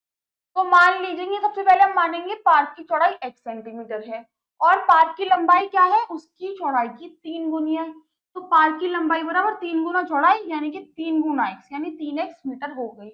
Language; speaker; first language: Hindi; native; Hindi